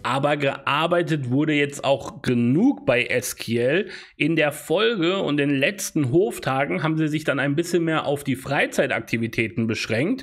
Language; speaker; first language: German; native; German